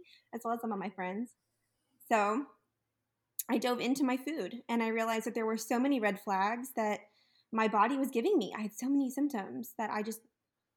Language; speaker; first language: English; native; English